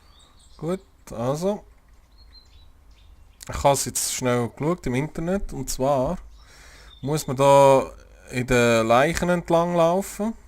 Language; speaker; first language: German; native; German